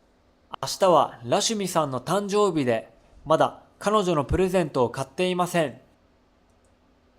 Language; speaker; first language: Japanese; non-native, learner; English